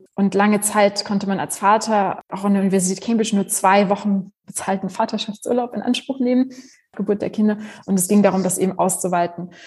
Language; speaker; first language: German; native; German